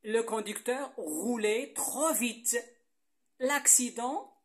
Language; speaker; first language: French; non-native, local second language; Arabic